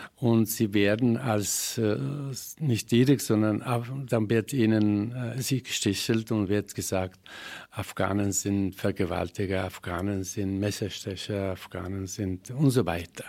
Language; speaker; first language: German; non-native, fluent; Persian